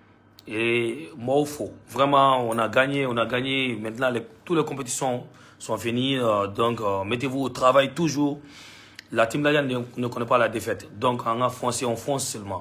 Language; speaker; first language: French; non-native, local second language; Bambara